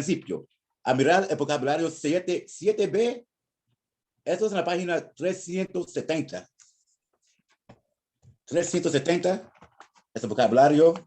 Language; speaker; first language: Spanish; non-native, learner; English